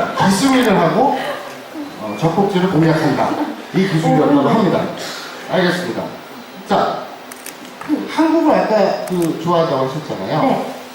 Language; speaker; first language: Korean; native; Korean